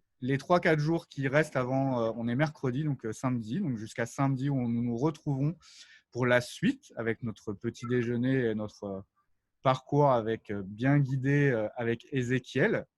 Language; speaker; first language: French; native; French